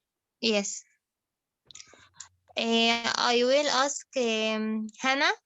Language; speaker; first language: English; non-native, learner; Arabic